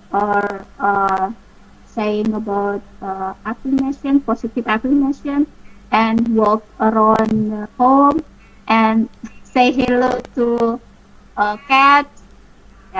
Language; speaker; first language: English; non-native, learner; Indonesian